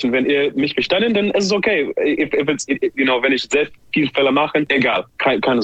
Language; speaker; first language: German; non-native, learner; English